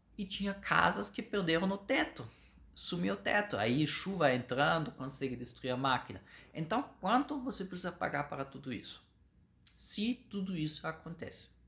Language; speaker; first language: Portuguese; non-native, fluent; German